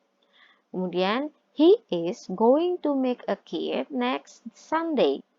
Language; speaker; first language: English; non-native, fluent; Indonesian